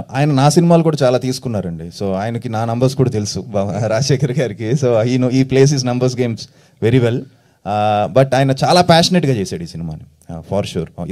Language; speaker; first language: Telugu; native; Telugu